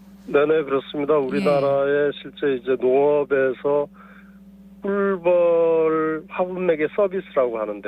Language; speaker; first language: Korean; native; Korean